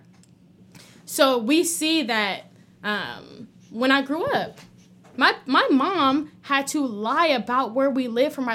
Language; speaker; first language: English; native; English